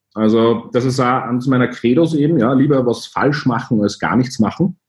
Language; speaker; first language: German; native; German